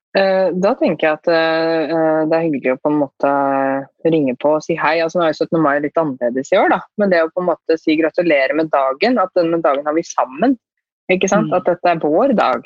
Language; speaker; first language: Norwegian; native; Norwegian